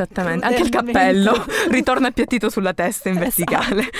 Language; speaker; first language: Italian; native; Italian